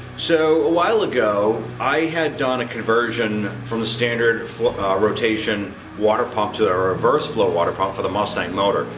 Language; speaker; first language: English; native; English